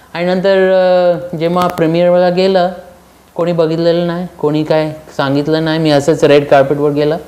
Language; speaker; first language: Marathi; early bilingual, heritage; Marathi